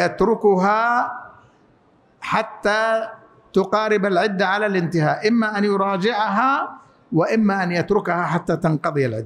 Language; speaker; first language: Arabic; native; Arabic